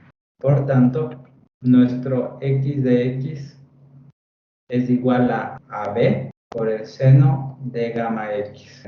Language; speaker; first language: Spanish; native; Spanish